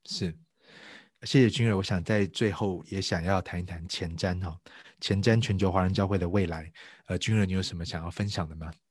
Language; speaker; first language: Chinese; native; Chinese